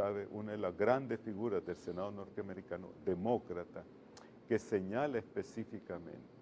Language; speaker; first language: Spanish; native; Spanish